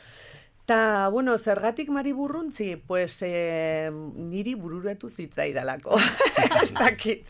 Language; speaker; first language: Basque; non-native, local second language; Spanish